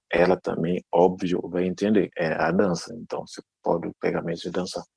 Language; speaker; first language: Portuguese; non-native, fluent; Dyula